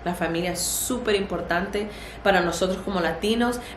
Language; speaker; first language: Spanish; early bilingual, heritage; Spanish